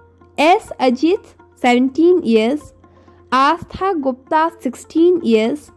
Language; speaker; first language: English; non-native, local second language; Hindi